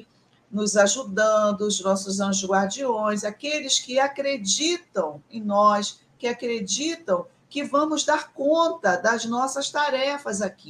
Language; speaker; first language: Portuguese; native; Portuguese